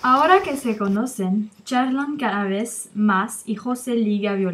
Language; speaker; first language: Spanish; non-native, learner; French